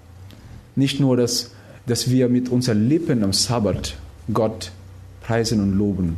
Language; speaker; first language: German; non-native, fluent; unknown